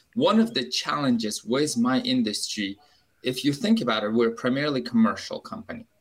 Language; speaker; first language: English; non-native, fluent; Uzbek